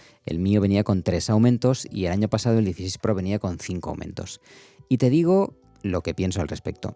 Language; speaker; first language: Spanish; native; Spanish